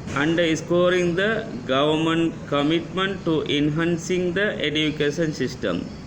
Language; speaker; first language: English; non-native, local second language; Tamil